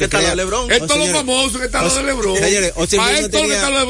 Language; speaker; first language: Spanish; native; Spanish